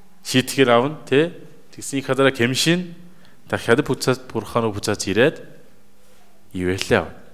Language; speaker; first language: Mongolian; native; Mongolian